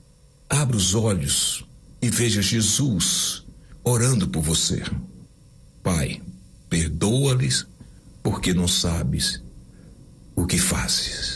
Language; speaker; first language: Portuguese; native; Portuguese